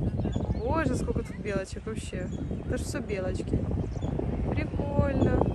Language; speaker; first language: Russian; native; Russian